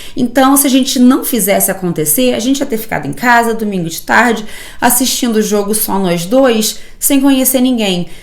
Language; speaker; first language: Portuguese; native; Portuguese